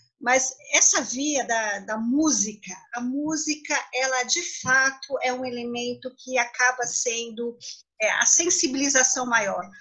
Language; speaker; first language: Portuguese; native; Portuguese